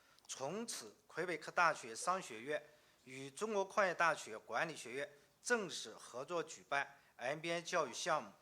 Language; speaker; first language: Chinese; native; Chinese